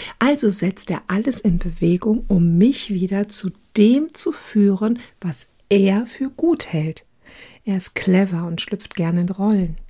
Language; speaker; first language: German; early bilingual, other home language; Croatian